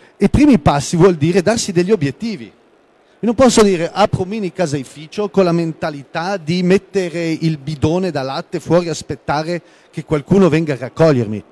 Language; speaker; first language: Italian; non-native, local second language; German